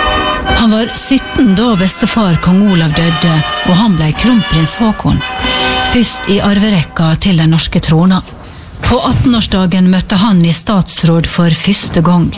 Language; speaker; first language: Norwegian; native; Norwegian